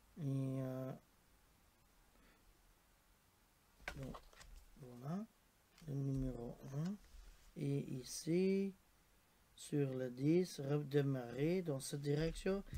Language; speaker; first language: French; non-native, local second language; Dutch